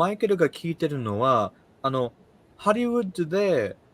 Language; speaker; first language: Japanese; early bilingual, heritage; Japanese